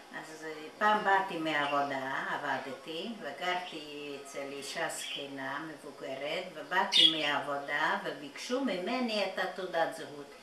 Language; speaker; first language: Hebrew; non-native, fluent; Yiddish